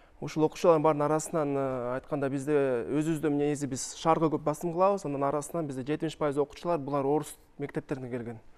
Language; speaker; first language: Kyrgyz; non-native, local second language; Russian